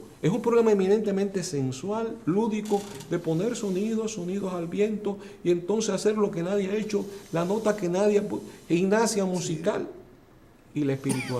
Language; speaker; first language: Spanish; native; Spanish